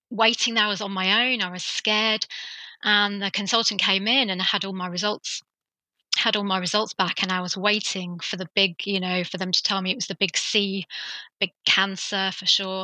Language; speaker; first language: English; native; English